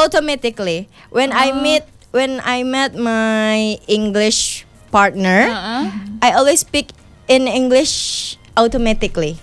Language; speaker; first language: English; non-native, fluent; Indonesian